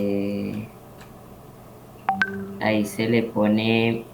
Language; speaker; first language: Spanish; native; Spanish